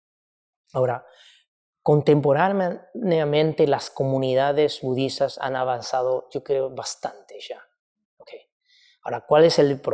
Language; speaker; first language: Spanish; non-native, fluent; Chinese